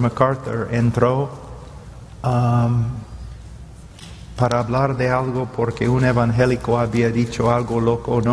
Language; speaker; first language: Spanish; non-native, fluent; English